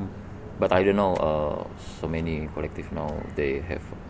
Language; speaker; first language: English; non-native, learner; Indonesian